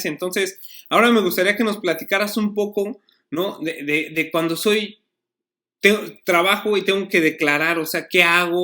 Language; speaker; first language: Spanish; native; Spanish